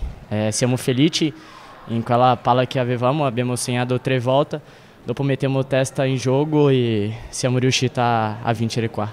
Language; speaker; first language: Italian; non-native, fluent; Portuguese